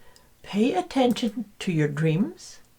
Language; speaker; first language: English; native; English